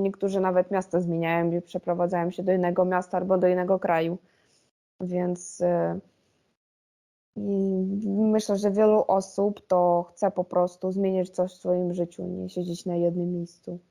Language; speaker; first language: Polish; non-native, fluent; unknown